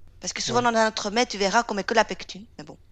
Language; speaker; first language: French; native; French